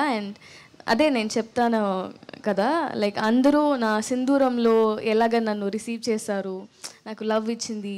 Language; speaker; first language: Telugu; non-native, learner; Tamil